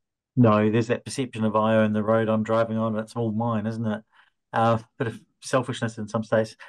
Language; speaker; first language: English; native; English